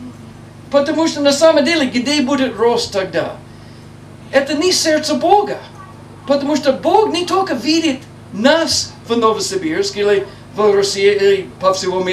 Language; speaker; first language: Russian; non-native, learner; English